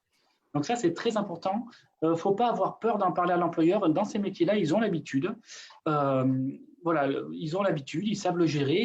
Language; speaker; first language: French; native; French